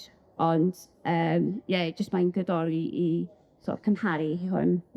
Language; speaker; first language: Welsh; non-native, local second language; English